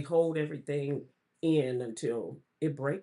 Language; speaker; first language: English; native; English